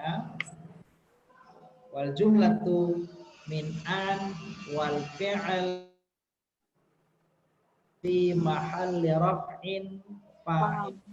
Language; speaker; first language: Arabic; non-native, fluent; Indonesian